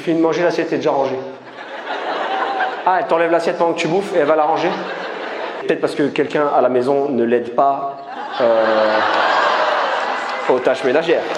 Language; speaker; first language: French; native; French